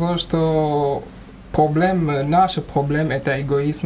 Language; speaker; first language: Russian; non-native, learner; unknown